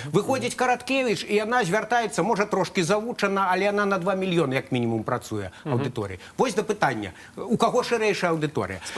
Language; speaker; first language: Belarusian; native; Belarusian